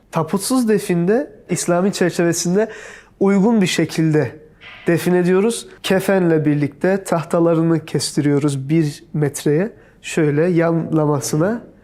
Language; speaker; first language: Turkish; early bilingual, heritage; Turkish